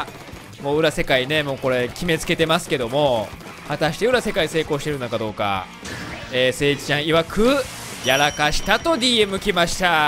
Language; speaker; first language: Japanese; native; Japanese